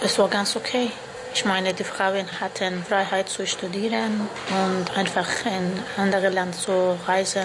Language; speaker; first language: German; non-native, learner; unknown